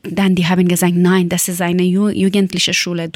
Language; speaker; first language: German; non-native, learner; Persian